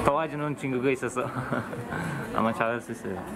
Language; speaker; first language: Korean; non-native, learner; Vietnamese